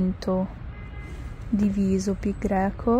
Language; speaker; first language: Italian; native; Italian